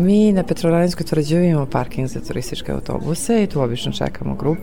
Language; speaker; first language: Serbian; native; Serbian